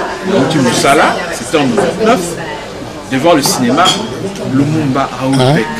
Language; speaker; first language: French; non-native, local second language; Lingala